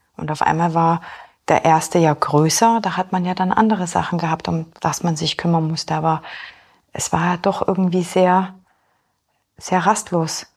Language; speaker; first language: German; early bilingual, other home language; Polish